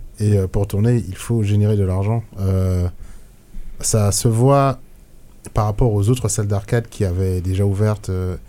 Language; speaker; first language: French; native; French